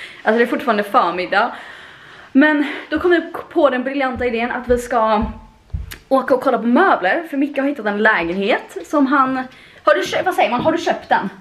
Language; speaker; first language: Swedish; native; Swedish